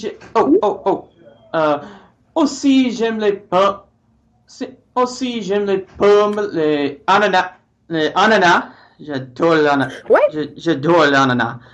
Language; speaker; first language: French; non-native, learner; English